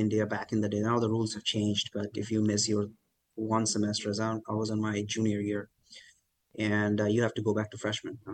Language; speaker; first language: English; non-native, local second language; Bangla